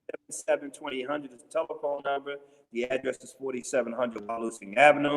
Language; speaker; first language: English; native; English